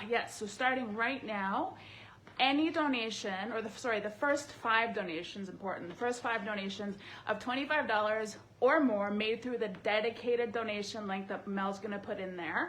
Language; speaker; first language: English; native; English